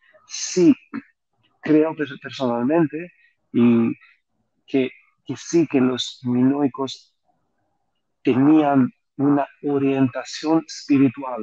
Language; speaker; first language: Spanish; non-native, fluent; Greek